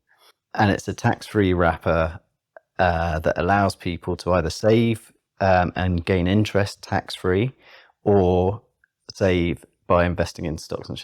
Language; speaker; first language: English; native; English